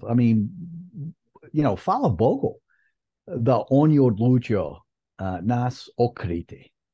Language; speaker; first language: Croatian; early bilingual, heritage; Croatian